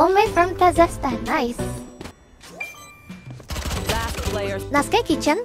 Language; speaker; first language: English; non-native, learner; Indonesian